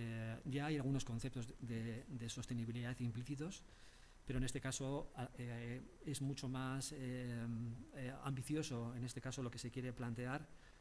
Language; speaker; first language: Spanish; native; Spanish